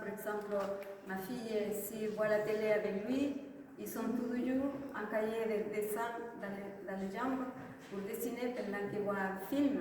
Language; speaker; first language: French; non-native, fluent; Spanish